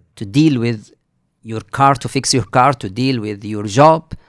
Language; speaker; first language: English; non-native, fluent; Arabic